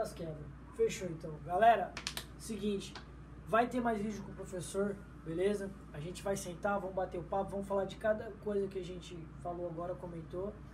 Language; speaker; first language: Portuguese; native; Portuguese